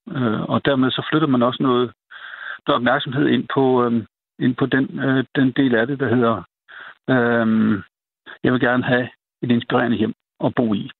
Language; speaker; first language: Danish; native; Danish